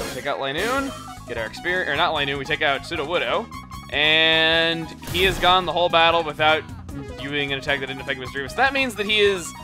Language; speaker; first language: English; native; English